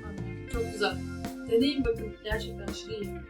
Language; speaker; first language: Turkish; native; Turkish